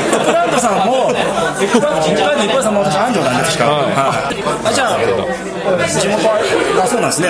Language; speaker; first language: Japanese; native; Japanese